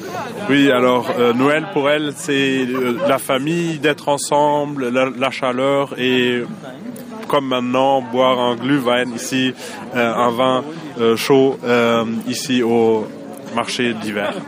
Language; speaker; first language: French; non-native, fluent; German